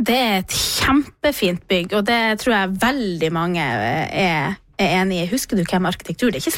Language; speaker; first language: Norwegian; native; Norwegian